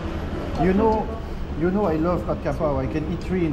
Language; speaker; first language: English; non-native, learner; French